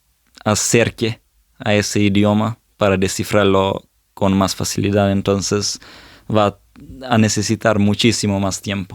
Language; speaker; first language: Spanish; non-native, fluent; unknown